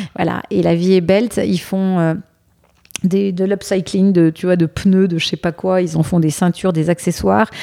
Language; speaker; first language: French; native; French